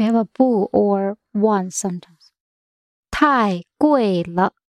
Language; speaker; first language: English; non-native, fluent; Chinese